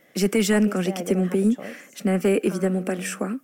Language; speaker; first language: French; non-native, fluent; Arabic